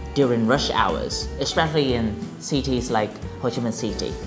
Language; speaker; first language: English; non-native, fluent; Vietnamese